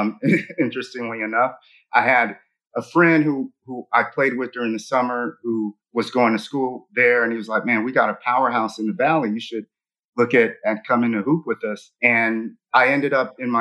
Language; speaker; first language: English; native; English